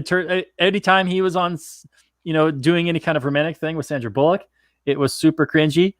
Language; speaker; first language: English; native; English